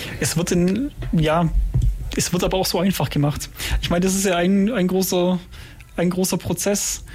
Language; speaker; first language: German; native; German